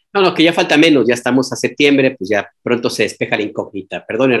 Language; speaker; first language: Spanish; native; Spanish